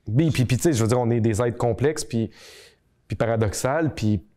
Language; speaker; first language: French; native; French